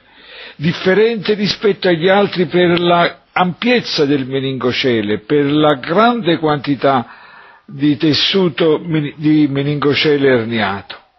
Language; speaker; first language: Italian; native; Italian